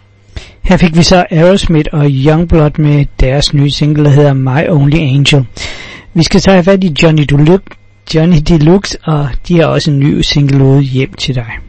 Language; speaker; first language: Danish; native; Danish